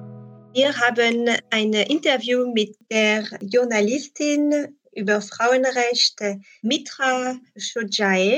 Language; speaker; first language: German; non-native, learner; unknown